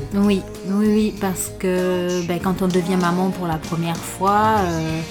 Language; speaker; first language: French; non-native, local second language; Fula